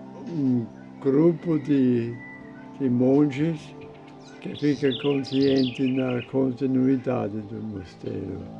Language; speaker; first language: Portuguese; non-native, fluent; German